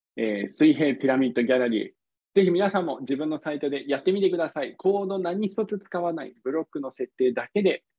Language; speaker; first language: Japanese; non-native, fluent; English